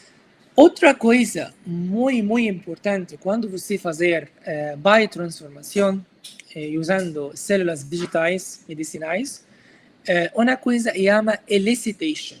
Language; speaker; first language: Portuguese; non-native, learner; Arabic